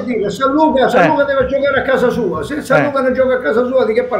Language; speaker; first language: Italian; native; Italian